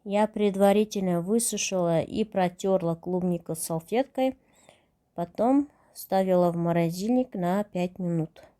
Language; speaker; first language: Russian; non-native, local second language; Kazakh